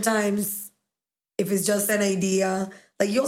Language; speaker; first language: English; non-native, fluent; Spanish